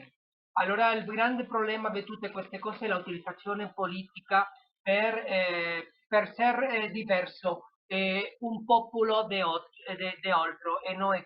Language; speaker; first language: Italian; non-native, learner; Spanish